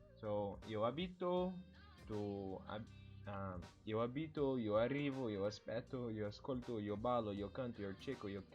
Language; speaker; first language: Italian; non-native, learner; Portuguese